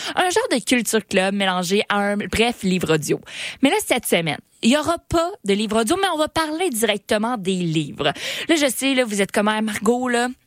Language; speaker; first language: French; native; French